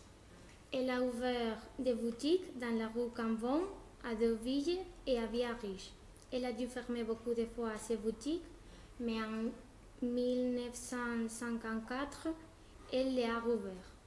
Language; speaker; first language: French; non-native, learner; Spanish